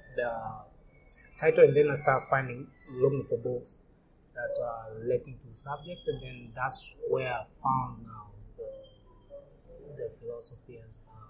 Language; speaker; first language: English; non-native, local second language; Swahili